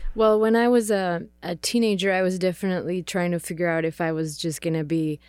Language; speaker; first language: English; non-native, fluent; Czech